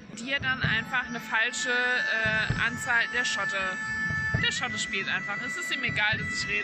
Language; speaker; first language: German; native; German